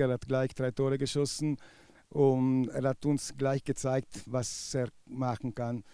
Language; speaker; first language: German; non-native, local second language; Italian